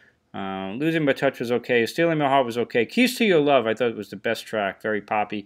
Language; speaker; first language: English; native; English